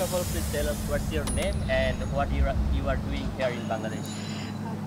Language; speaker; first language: English; non-native, learner; Bangla